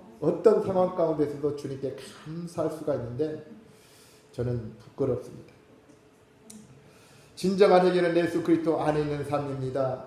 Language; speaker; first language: Korean; native; Korean